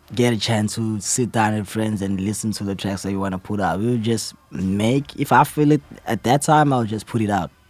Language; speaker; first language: English; non-native, local second language; Zulu